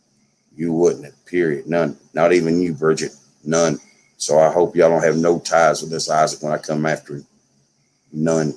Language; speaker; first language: English; native; English